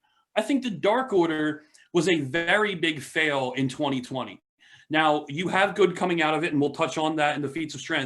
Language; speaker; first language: English; native; English